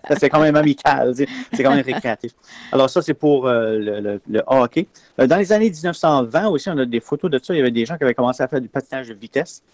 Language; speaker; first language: French; native; French